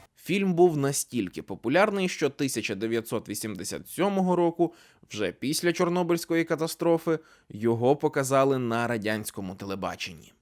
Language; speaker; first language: Ukrainian; native; Ukrainian